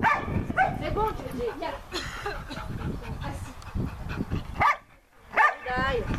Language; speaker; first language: French; native; French